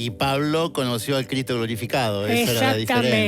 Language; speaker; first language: Spanish; native; Spanish